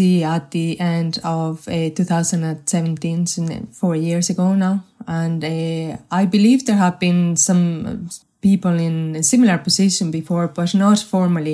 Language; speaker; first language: English; non-native, fluent; Spanish